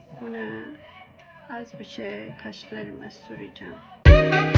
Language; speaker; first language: Turkish; non-native, learner; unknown